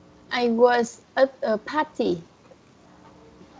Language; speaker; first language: English; non-native, learner; Vietnamese